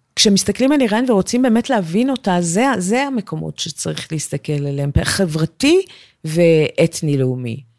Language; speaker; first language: Hebrew; early bilingual, other home language; Persian